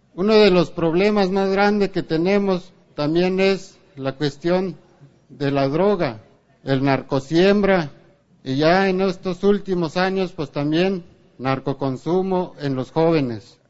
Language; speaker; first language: Spanish; native; Spanish